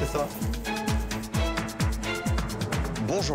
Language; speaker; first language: French; native; French